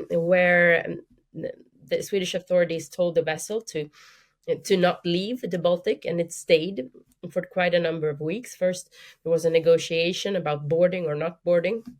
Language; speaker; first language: English; non-native, fluent; Swedish